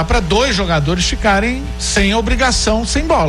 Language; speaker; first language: Portuguese; native; Portuguese